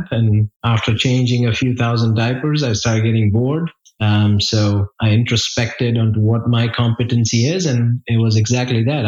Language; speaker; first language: English; non-native, local second language; Gujarati